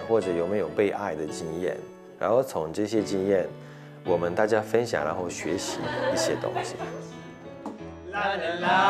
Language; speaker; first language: Chinese; non-native, fluent; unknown